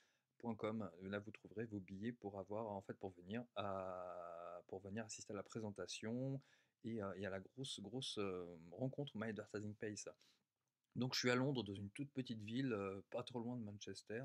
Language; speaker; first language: French; native; French